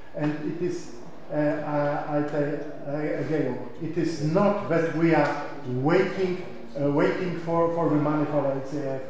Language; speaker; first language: English; non-native, learner; Polish